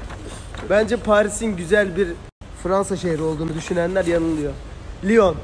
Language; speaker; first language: Turkish; native; Turkish